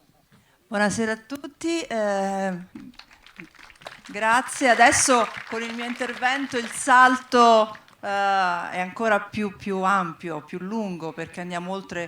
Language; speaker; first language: Italian; native; Italian